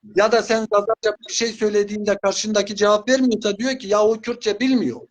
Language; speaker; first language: Turkish; non-native, local second language; Zaza